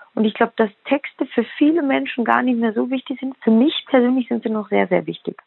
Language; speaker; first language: German; native; German